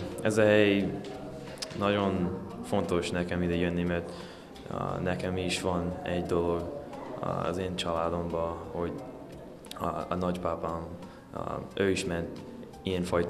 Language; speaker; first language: Hungarian; early bilingual, heritage; Hungarian